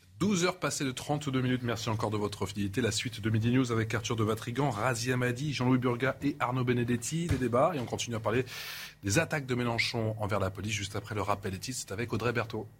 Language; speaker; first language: French; native; French